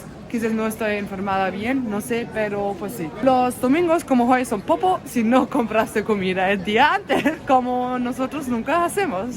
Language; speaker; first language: Spanish; non-native, fluent; German